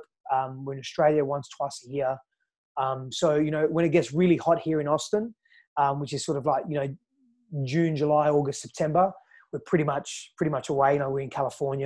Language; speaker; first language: English; native; English